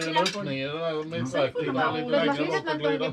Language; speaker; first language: Swedish; native; Swedish